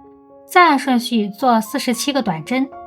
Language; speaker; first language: Chinese; native; Chinese